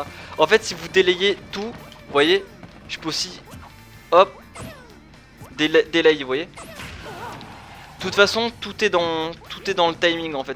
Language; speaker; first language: French; native; French